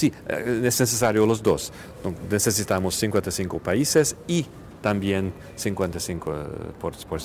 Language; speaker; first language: Spanish; non-native, fluent; Hungarian